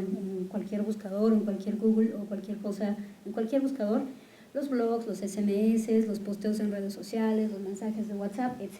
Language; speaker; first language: Spanish; native; Spanish